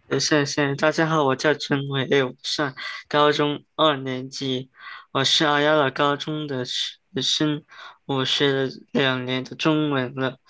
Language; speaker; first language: Chinese; non-native, learner; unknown